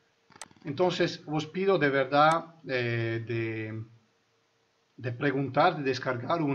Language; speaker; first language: Spanish; non-native, fluent; Italian